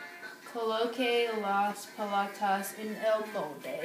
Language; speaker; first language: Spanish; non-native, learner; English